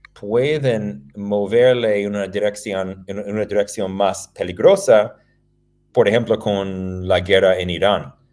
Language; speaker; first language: Spanish; non-native, fluent; English